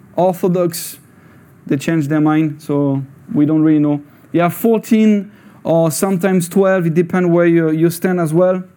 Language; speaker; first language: English; non-native, fluent; French